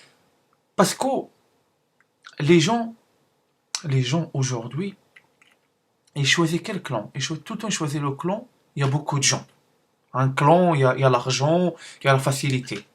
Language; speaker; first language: French; non-native, learner; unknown